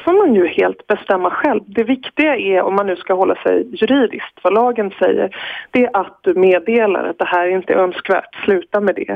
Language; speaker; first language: Swedish; native; Swedish